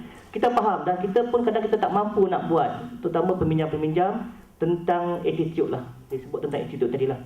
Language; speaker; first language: Malay; native; Malay